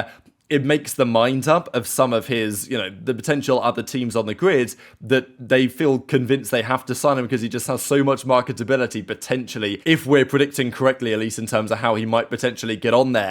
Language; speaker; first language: English; native; English